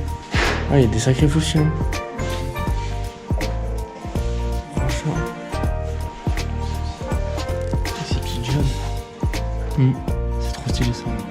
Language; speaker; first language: French; native; French